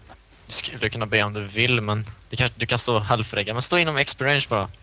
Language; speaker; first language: Swedish; native; Swedish